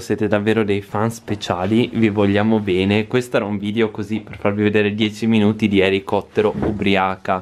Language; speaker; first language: Italian; native; Italian